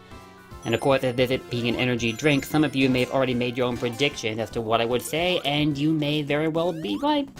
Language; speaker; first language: English; native; English